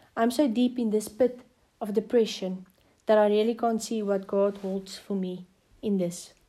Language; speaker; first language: English; non-native, fluent; Afrikaans